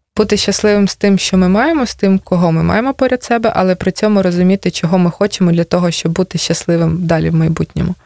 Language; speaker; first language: Ukrainian; native; Ukrainian